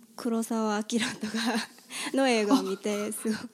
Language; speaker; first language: Japanese; non-native, fluent; English